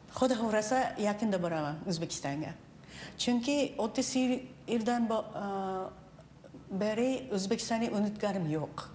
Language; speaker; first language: Uzbek; non-native, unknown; Japanese